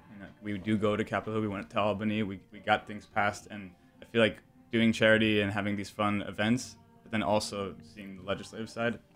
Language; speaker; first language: English; native; English